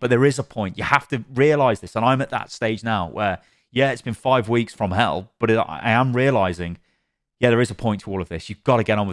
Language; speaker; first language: English; native; English